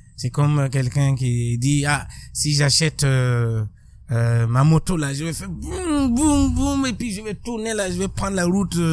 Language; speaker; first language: French; non-native, local second language; Mossi